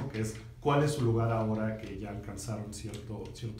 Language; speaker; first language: Spanish; native; Spanish